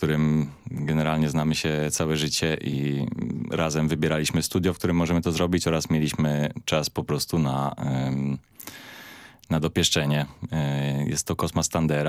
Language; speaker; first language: Polish; native; Polish